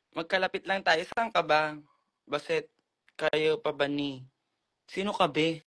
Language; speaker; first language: Filipino; native; Filipino